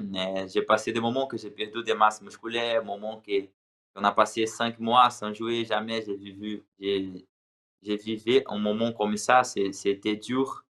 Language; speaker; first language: French; non-native, learner; Portuguese